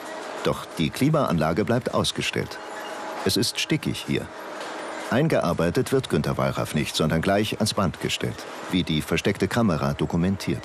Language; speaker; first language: German; native; German